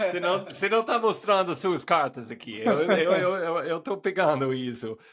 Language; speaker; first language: Portuguese; non-native, fluent; English